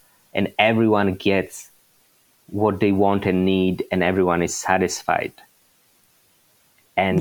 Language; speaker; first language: English; non-native, fluent; Polish